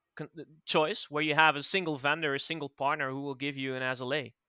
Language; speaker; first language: English; non-native, fluent; Dutch